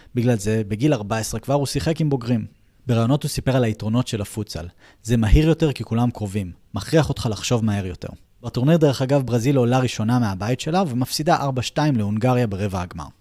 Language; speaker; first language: Hebrew; native; Hebrew